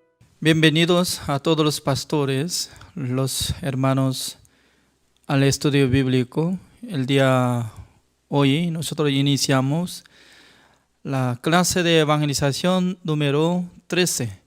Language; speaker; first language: Spanish; non-native, fluent; Korean